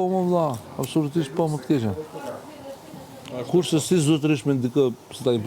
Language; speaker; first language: Albanian; native; Albanian